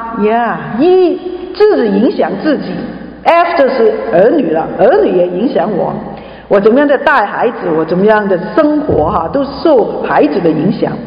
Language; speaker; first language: Chinese; non-native, local second language; Cantonese